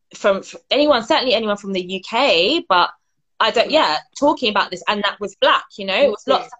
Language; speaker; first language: English; native; English